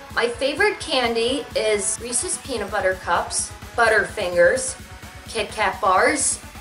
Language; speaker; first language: English; native; English